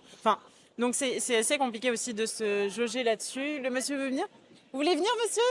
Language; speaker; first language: French; native; French